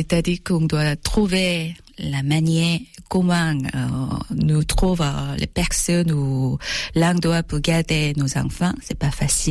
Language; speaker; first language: French; non-native, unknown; Korean